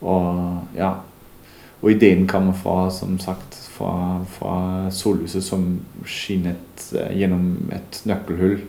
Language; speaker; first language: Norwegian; non-native, fluent; German